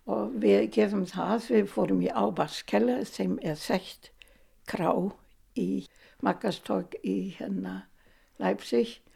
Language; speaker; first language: Icelandic; non-native, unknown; German